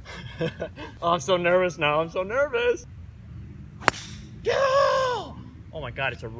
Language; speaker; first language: English; native; English